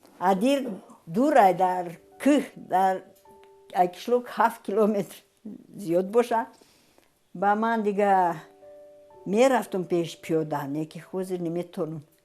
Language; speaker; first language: Tajik; non-native, fluent; Romanian